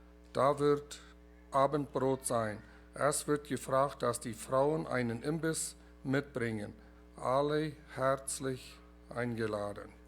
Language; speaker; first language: German; early bilingual, heritage; Plautdietsch